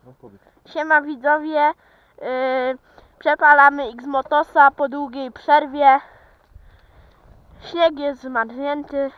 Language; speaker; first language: Polish; native; Polish